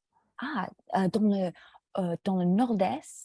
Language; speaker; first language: French; non-native, fluent; English